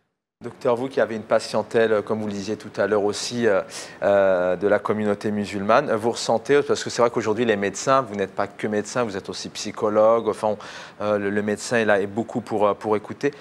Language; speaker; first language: French; native; French